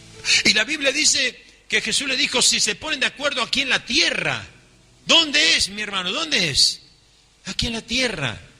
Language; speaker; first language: Spanish; native; Spanish